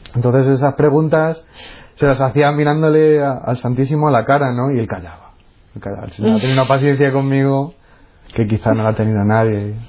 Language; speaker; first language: Spanish; native; Spanish